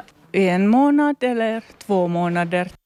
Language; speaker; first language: Swedish; non-native, local second language; Finnish